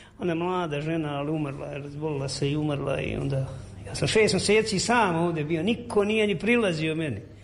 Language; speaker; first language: Serbian; native; Serbian